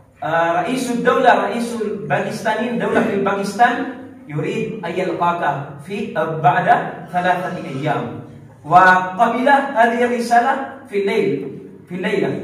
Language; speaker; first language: Arabic; non-native, learner; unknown